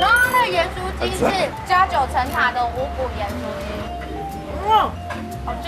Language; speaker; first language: Chinese; native; Chinese